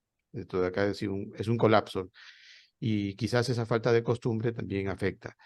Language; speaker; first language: Spanish; native; Spanish